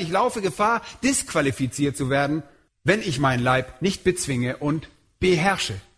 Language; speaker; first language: German; native; German